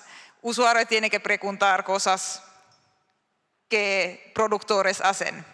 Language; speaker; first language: Spanish; non-native, learner; Finnish